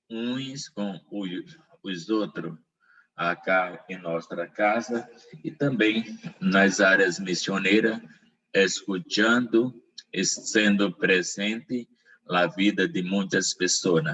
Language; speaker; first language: Portuguese; non-native, learner; Spanish